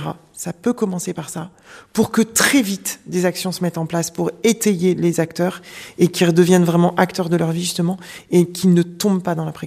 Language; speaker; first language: French; native; French